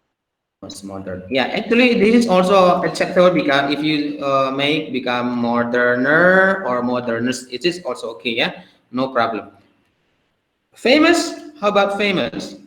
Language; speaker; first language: English; non-native, fluent; Indonesian